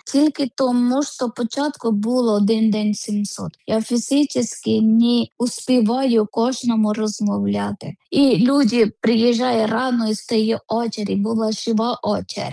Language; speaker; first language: Ukrainian; non-native, learner; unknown